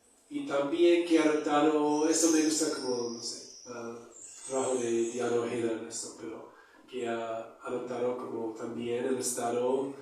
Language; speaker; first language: Spanish; non-native, fluent; English